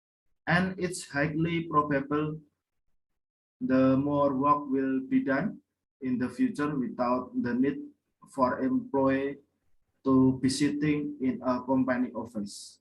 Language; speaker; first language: English; non-native, learner; Indonesian